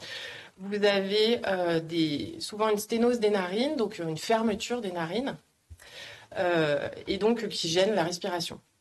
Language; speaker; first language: French; native; French